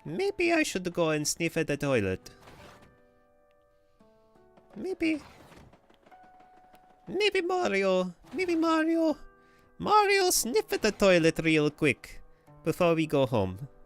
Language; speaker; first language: English; native; English